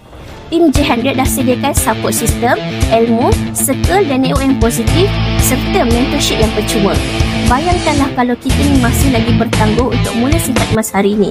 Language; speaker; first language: Malay; native; Malay